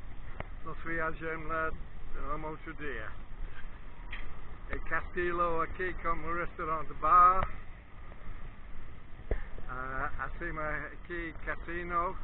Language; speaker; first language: Portuguese; non-native, learner; English